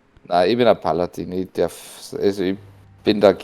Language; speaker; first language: German; native; German